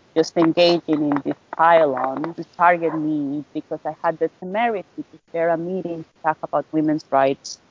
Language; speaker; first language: English; non-native, fluent; Spanish